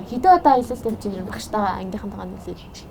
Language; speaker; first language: Mongolian; native; Mongolian